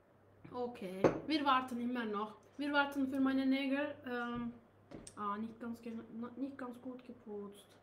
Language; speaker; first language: German; non-native, learner; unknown